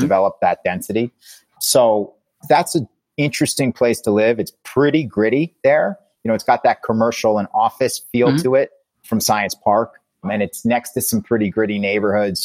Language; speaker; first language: English; native; English